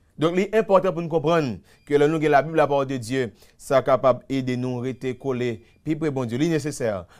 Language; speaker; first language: French; non-native, local second language; Haitian Creole